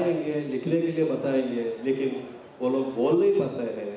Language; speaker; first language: Hindi; non-native, local second language; Telugu